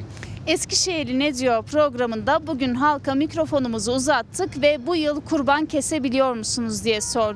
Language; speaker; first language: Turkish; native; Turkish